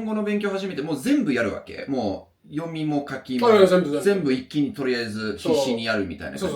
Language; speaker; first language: Japanese; non-native, fluent; English